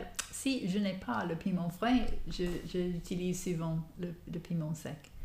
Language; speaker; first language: French; non-native, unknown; English